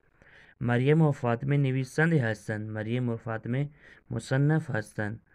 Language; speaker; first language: Persian; non-native, fluent; Urdu